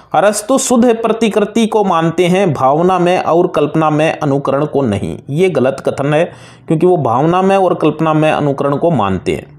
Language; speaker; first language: Hindi; native; Hindi